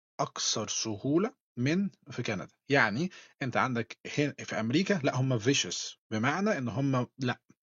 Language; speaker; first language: Arabic; native; Arabic